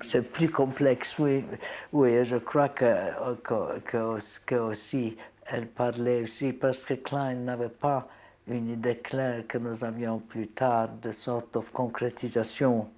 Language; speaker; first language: French; non-native, fluent; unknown